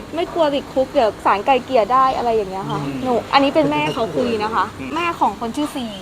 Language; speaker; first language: Thai; native; Thai